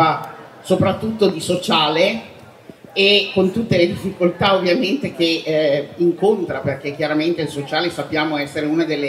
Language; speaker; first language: Italian; native; Italian